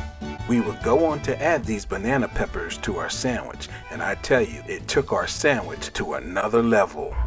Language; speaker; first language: English; native; English